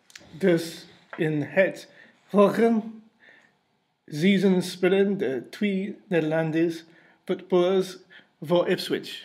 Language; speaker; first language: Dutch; non-native, learner; English